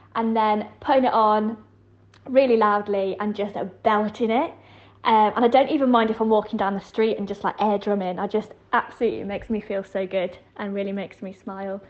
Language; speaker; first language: English; native; English